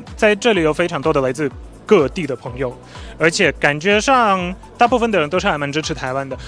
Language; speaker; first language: Chinese; non-native, fluent; Polish